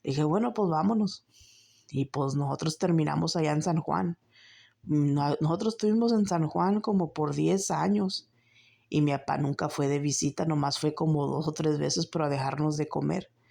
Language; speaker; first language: Spanish; early bilingual, heritage; Spanish